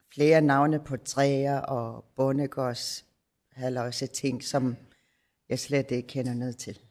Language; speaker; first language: Danish; non-native, local second language; Kalaallisut